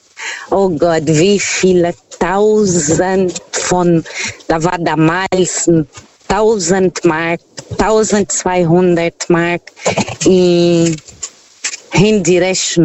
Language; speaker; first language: German; non-native, fluent; Portuguese